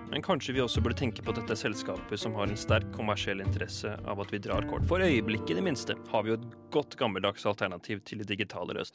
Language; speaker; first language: Norwegian; native; Norwegian